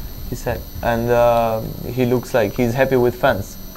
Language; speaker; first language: English; non-native, learner; Albanian